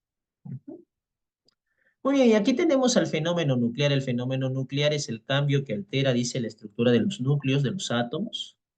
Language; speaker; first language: Spanish; native; Spanish